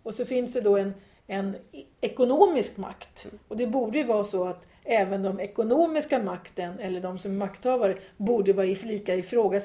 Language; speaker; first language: Swedish; native; Swedish